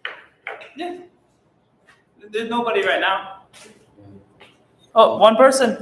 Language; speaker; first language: English; native; English